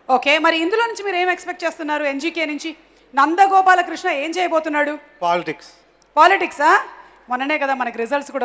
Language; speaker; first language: Telugu; native; Telugu